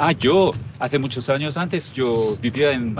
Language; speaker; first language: Spanish; non-native, learner; Korean